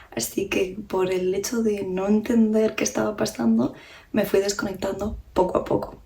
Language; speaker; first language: Spanish; early bilingual, other home language; Romanian